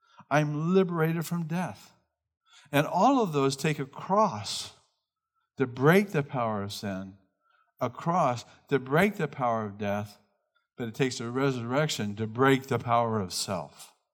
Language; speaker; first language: English; native; English